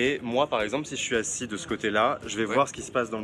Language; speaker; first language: French; native; French